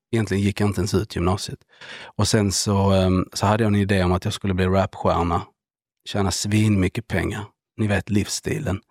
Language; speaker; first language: Swedish; early bilingual, other home language; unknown